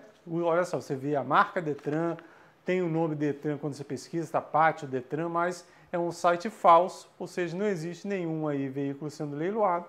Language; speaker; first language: Portuguese; native; Portuguese